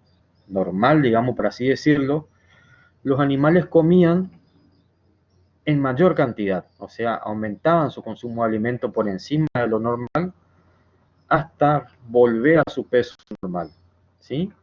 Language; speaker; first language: Spanish; native; Spanish